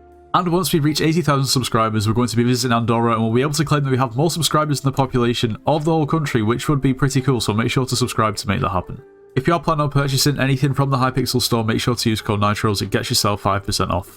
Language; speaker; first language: English; native; English